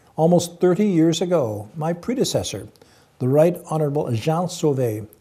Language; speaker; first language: English; native; English